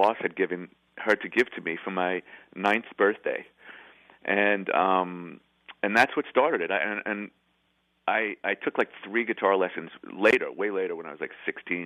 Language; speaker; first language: English; native; English